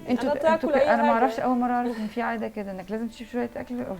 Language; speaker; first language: Arabic; native; Arabic